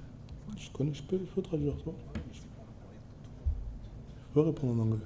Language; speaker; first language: French; native; French